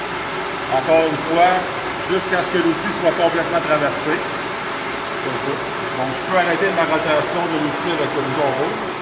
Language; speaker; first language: French; native; French